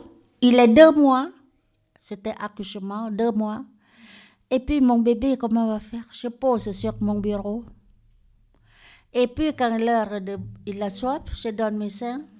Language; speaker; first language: French; non-native, learner; Lao